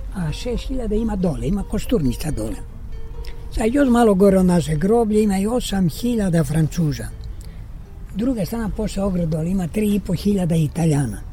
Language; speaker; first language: Croatian; early bilingual, heritage; Croatian